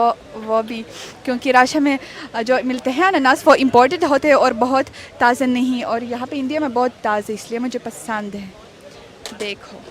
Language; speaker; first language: Hindi; non-native, learner; Russian